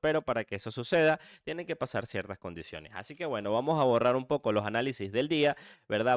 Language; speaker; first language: Spanish; native; Spanish